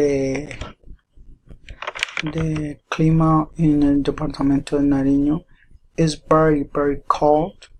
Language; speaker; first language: English; non-native, learner; Spanish